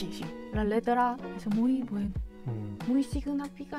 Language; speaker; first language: Spanish; non-native, learner; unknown